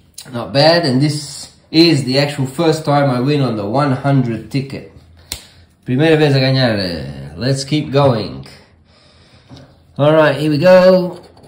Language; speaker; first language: English; early bilingual, other home language; Portuguese